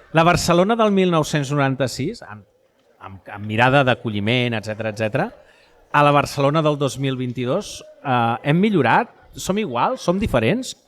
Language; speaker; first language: Catalan; native; Catalan